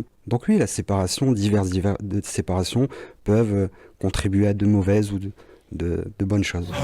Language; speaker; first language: French; native; French